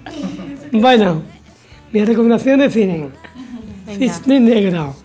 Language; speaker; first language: Spanish; native; Spanish